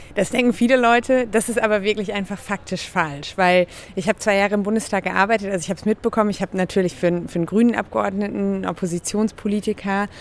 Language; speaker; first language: German; native; German